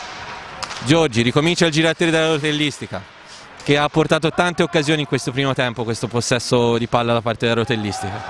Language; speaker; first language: Italian; native; Italian